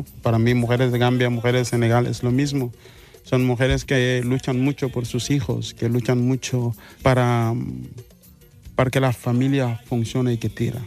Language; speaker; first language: Spanish; non-native, fluent; Mandingo